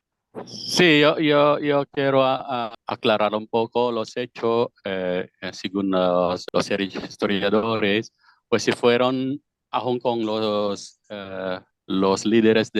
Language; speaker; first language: Spanish; non-native, fluent; Filipino